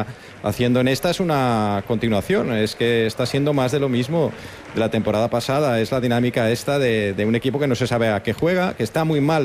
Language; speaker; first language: Spanish; native; Spanish